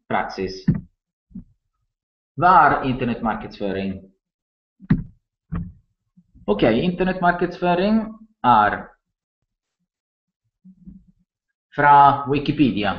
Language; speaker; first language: Norwegian; non-native, learner; Italian